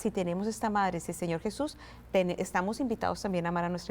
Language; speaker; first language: Spanish; native; Spanish